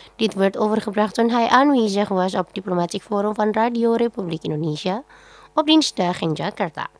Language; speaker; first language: Dutch; non-native, fluent; Indonesian